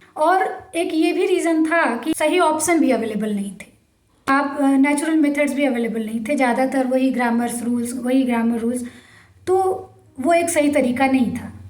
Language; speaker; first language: Hindi; native; Hindi